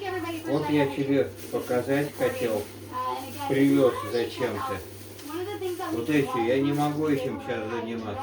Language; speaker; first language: Russian; native; Russian